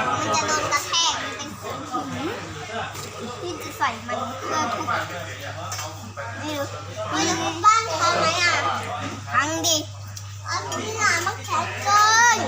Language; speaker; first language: Thai; native; Thai